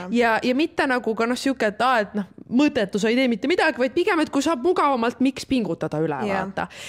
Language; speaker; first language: Estonian; native; Estonian